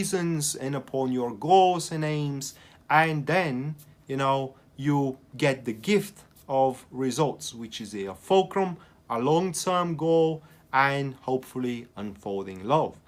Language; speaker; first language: English; non-native, fluent; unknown